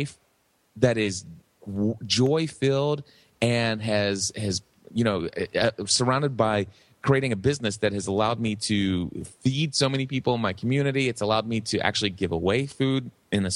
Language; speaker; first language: English; native; English